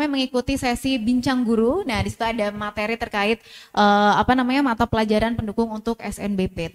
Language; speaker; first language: Indonesian; native; Indonesian